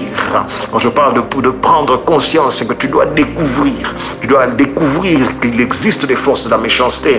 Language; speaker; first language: French; native; French